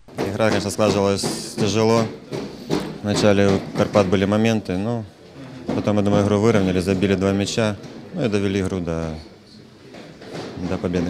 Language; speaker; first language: Russian; native; Russian